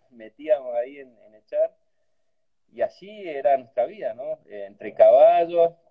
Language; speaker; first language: Spanish; native; Spanish